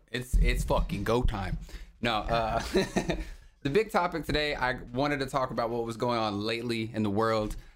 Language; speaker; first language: English; native; English